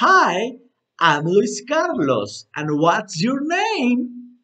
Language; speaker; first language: English; non-native, learner; Spanish